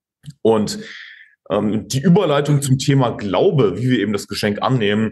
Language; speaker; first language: German; native; German